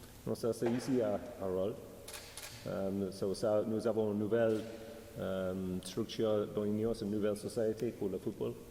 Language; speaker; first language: French; non-native, learner; English